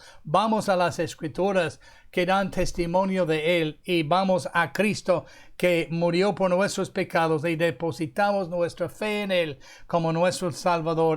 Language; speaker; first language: Spanish; non-native, fluent; English